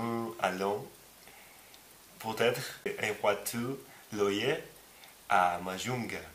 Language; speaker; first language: French; non-native, learner; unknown